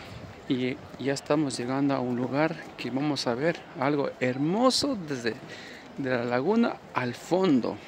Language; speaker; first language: Spanish; native; Spanish